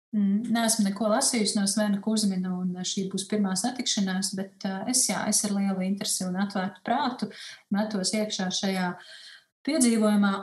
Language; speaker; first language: Latvian; native; Latvian